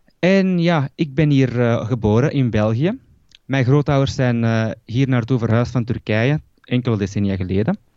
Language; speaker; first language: Dutch; early bilingual, other home language; Turkish